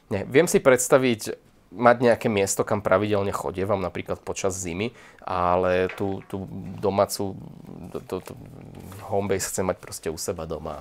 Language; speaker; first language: Slovak; native; Slovak